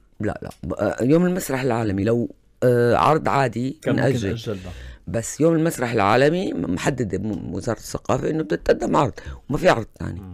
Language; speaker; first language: Arabic; native; Arabic